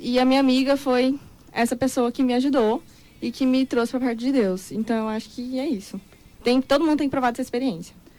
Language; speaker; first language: Portuguese; native; Portuguese